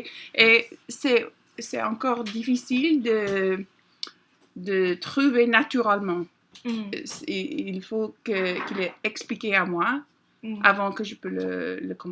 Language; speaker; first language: French; non-native, learner; English